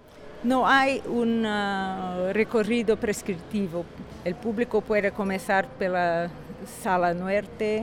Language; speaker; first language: Spanish; non-native, fluent; Portuguese